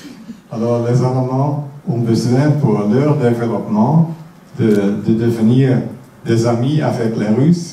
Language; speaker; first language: French; non-native, fluent; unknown